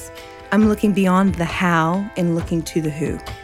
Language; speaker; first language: English; native; English